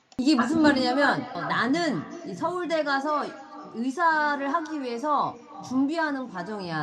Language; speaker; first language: Korean; native; Korean